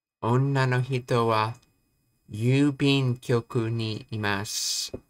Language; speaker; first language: Japanese; non-native, learner; English